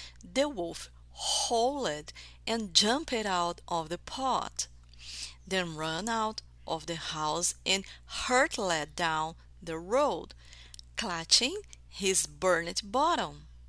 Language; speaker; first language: English; non-native, fluent; Portuguese